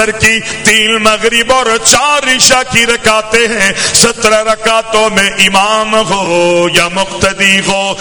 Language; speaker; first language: Urdu; native; Urdu